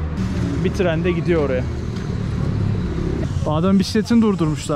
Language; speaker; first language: Turkish; native; Turkish